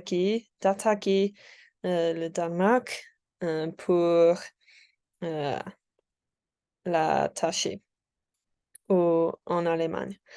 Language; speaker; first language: French; non-native, learner; English